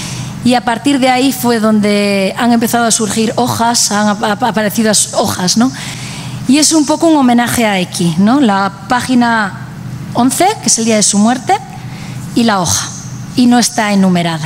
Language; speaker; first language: Spanish; native; Spanish